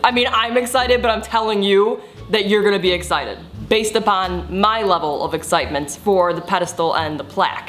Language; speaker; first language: English; native; English